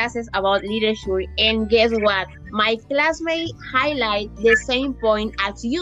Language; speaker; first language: English; non-native, learner; Spanish